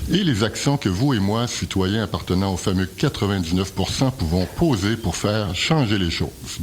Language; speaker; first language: French; native; French